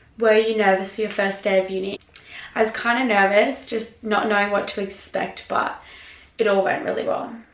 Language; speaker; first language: English; native; English